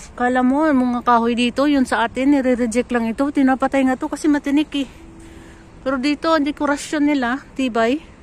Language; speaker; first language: Filipino; non-native, local second language; Hiligaynon